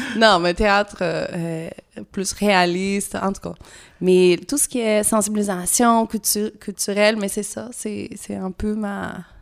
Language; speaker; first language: French; non-native, fluent; Portuguese